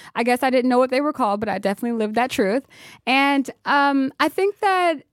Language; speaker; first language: English; native; English